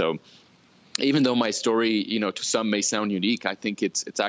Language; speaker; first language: English; early bilingual, other home language; Spanish